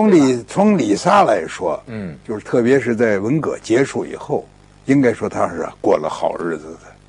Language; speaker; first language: Chinese; native; Chinese